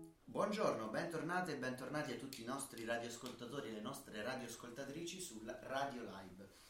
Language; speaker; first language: Italian; native; Italian